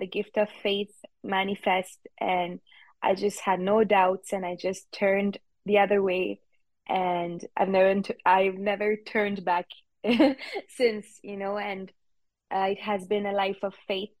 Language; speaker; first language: English; non-native, fluent; French